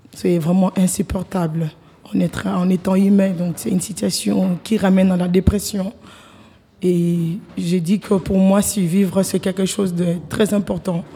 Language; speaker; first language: French; non-native, local second language; Lingala